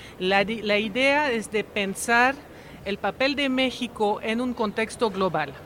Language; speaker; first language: Spanish; non-native, fluent; French